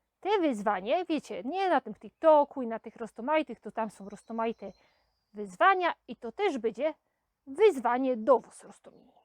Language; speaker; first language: Polish; native; Polish